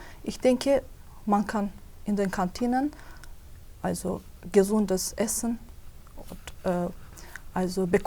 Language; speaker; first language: German; non-native, fluent; Azerbaijani